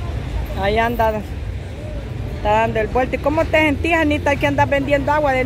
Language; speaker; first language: Spanish; native; Spanish